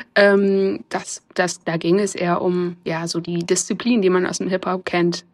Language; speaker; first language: German; native; German